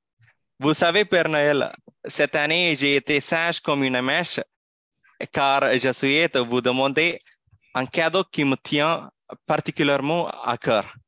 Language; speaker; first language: French; non-native, fluent; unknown